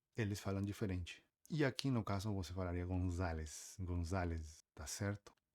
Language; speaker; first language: Portuguese; native; Portuguese